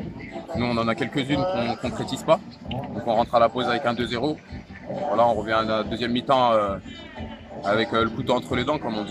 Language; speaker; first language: French; native; French